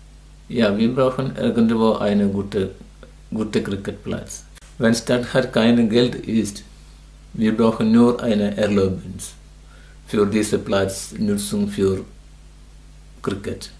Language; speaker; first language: German; non-native, learner; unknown